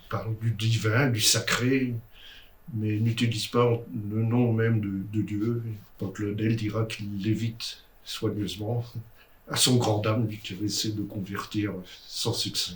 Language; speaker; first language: French; native; French